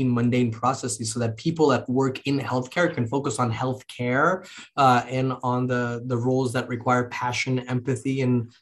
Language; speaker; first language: English; early bilingual, other home language; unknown